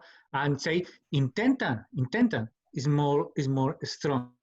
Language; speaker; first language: English; non-native, learner; Spanish